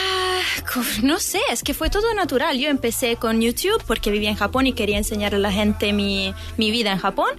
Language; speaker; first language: Spanish; non-native, fluent; Italian